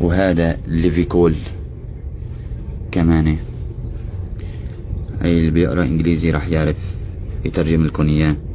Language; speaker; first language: Arabic; native; Arabic